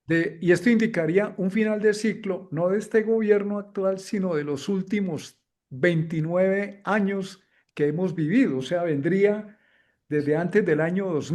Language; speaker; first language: Spanish; native; Spanish